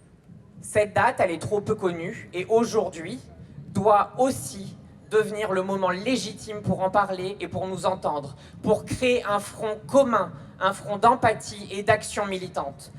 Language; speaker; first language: French; native; French